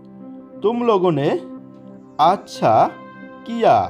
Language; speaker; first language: Hindi; non-native, fluent; Bangla